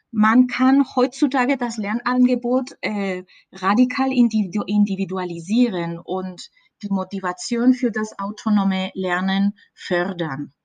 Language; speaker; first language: German; non-native, fluent; Spanish